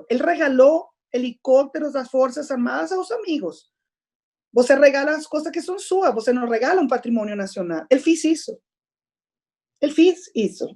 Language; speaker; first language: Portuguese; non-native, fluent; Spanish